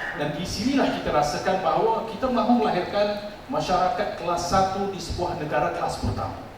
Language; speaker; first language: Malay; non-native, local second language; Tamil